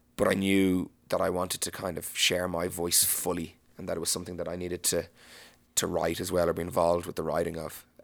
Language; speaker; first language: English; native; English